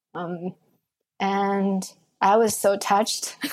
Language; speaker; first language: English; non-native, fluent; Chinese